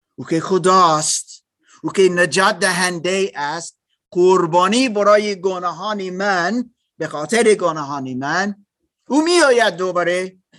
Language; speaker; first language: Persian; non-native, learner; German